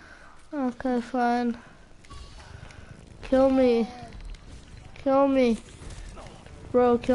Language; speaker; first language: English; native; English